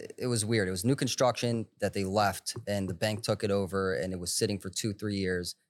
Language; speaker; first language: English; early bilingual, other home language; Hebrew